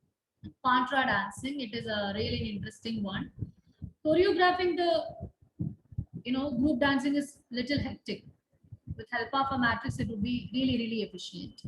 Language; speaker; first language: English; non-native, local second language; Tamil